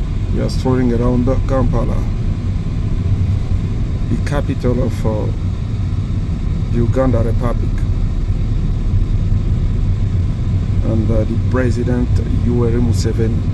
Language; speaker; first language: English; non-native, learner; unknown